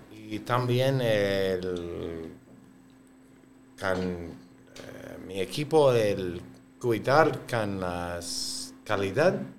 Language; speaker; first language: Spanish; non-native, learner; English